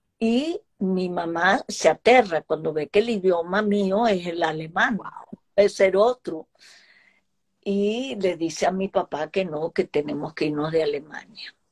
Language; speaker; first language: Spanish; early bilingual, other home language; Hebrew